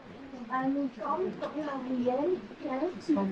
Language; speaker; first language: French; non-native, fluent; German